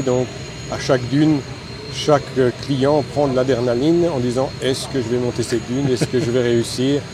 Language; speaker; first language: French; native; French